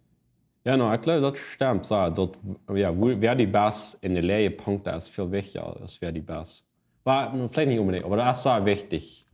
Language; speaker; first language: German; non-native, learner; Plautdietsch